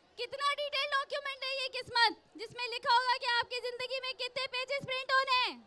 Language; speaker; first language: Urdu; non-native, local second language; Sindhi